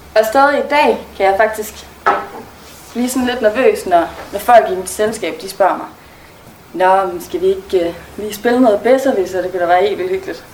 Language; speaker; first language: Danish; non-native, local second language; German